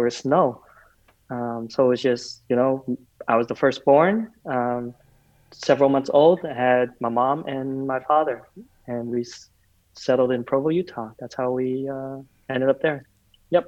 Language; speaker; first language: English; native; English